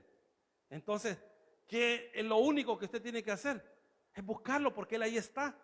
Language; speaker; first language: Spanish; native; Spanish